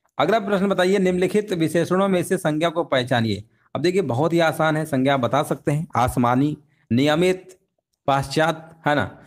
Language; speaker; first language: Hindi; native; Hindi